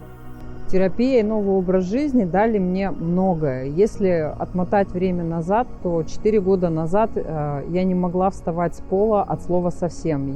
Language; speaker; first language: Russian; native; Russian